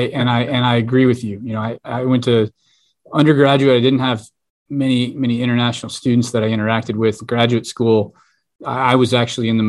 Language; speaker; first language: English; native; English